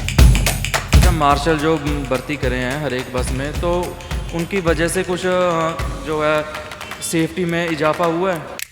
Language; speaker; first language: Hindi; non-native, local second language; Punjabi